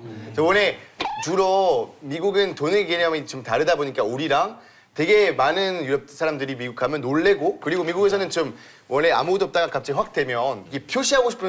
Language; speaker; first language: Korean; non-native, fluent; French